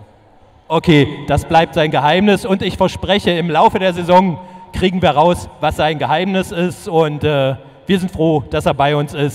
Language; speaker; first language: German; native; German